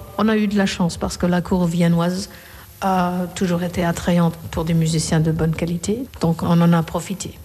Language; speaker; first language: French; non-native, fluent; Korean